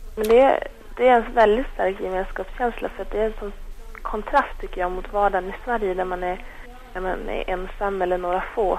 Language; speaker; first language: Swedish; native; Swedish